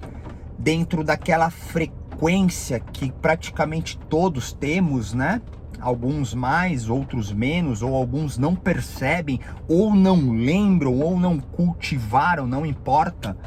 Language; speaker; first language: Portuguese; native; Portuguese